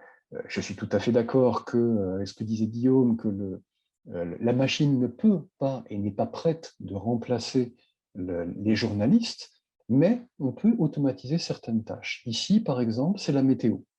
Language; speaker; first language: French; native; French